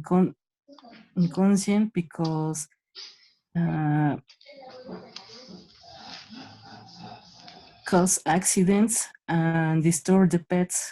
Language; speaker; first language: English; non-native, learner; Spanish